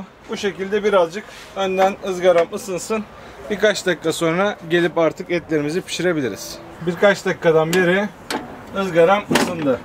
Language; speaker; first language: Turkish; native; Turkish